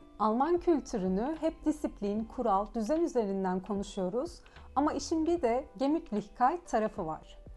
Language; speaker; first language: Turkish; early bilingual, heritage; Turkish